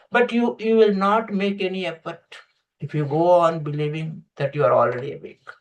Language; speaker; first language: English; non-native, local second language; Telugu